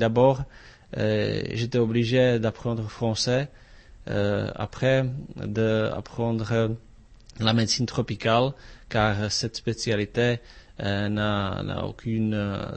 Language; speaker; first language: French; non-native, fluent; Czech